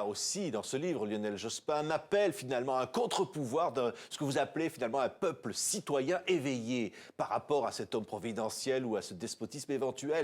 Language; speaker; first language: French; native; French